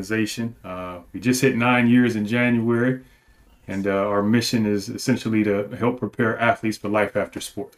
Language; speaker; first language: English; native; English